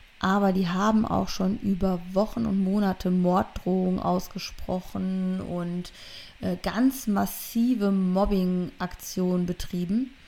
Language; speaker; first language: German; native; German